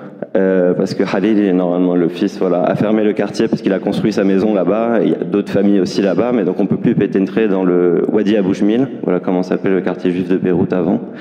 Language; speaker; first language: French; native; French